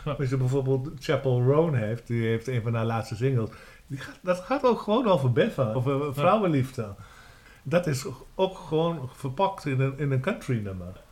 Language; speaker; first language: Dutch; native; Dutch